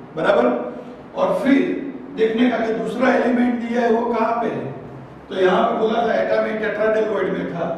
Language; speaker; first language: Hindi; non-native, local second language; Gujarati